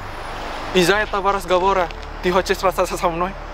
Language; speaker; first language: Russian; non-native, learner; Indonesian